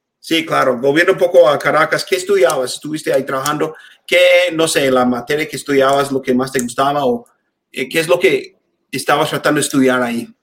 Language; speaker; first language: Spanish; non-native, fluent; English